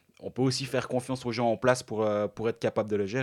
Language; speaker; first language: French; native; French